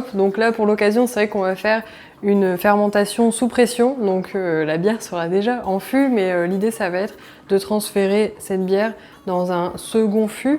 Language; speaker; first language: French; native; French